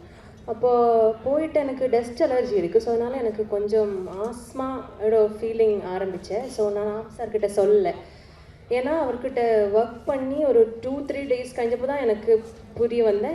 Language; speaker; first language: Tamil; non-native, learner; Malayalam